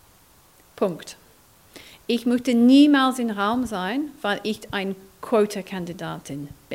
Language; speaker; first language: German; non-native, fluent; English